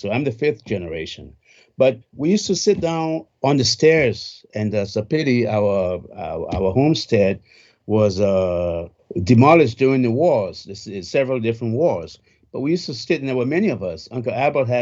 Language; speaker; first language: English; native; English